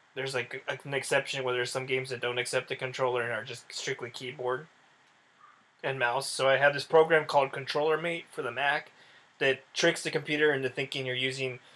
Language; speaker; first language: English; native; English